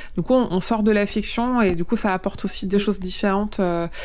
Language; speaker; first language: French; native; French